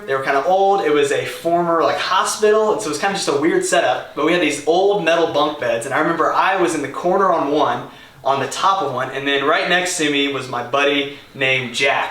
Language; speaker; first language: English; native; English